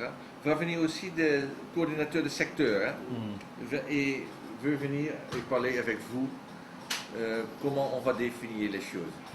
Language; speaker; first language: French; non-native, learner; Dutch